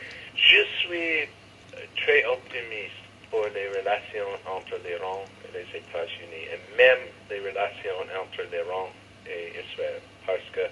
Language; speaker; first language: French; non-native, fluent; English